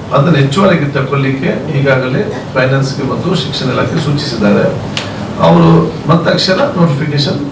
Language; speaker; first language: Kannada; non-native, local second language; Malayalam